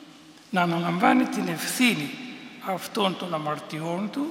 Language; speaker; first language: Greek; native; Greek